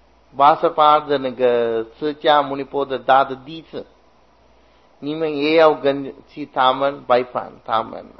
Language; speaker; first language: Chinese; non-native, fluent; Sinhala